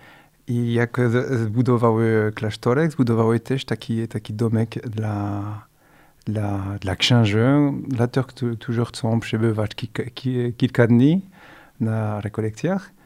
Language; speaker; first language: Polish; non-native, fluent; French